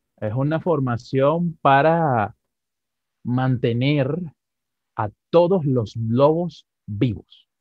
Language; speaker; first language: Spanish; native; Spanish